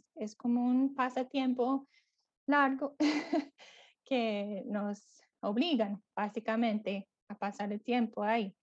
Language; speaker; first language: Spanish; non-native, fluent; English